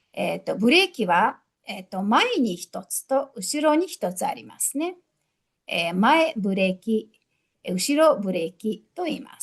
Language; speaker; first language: Japanese; non-native, fluent; Mongolian